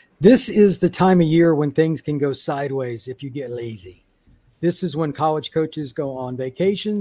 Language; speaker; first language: English; native; English